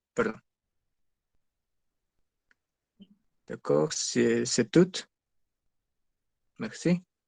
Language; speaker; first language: French; non-native, learner; Spanish